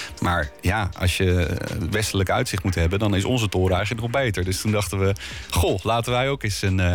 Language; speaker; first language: Dutch; native; Dutch